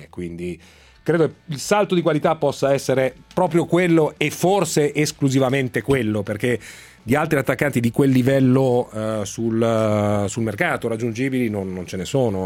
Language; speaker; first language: Italian; native; Italian